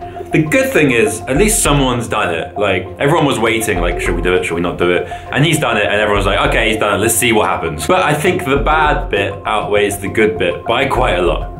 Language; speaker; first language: English; native; English